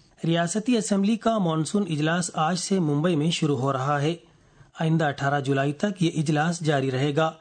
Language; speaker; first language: Urdu; native; Urdu